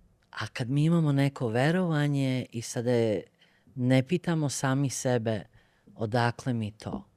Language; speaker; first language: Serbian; early bilingual, other home language; Bosnian